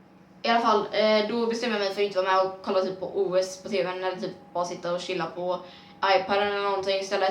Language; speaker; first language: Swedish; native; Swedish